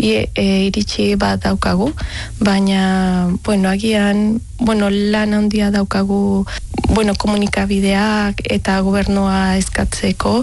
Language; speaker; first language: Basque; non-native, learner; Spanish